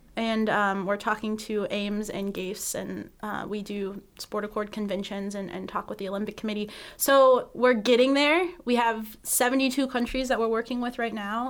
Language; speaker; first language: English; native; English